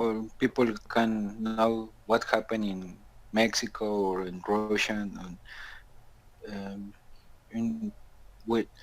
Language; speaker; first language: English; non-native, learner; Spanish